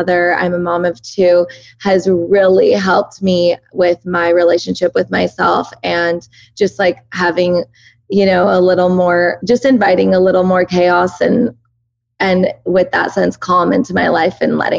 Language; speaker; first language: English; early bilingual, other home language; Persian